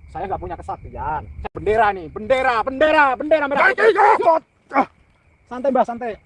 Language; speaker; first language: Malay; non-native, local second language; Javanese